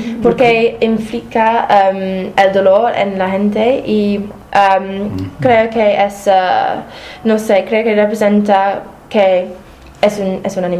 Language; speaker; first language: Spanish; non-native, fluent; English